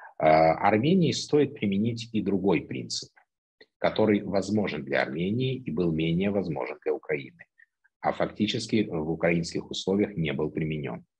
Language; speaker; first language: Russian; native; Russian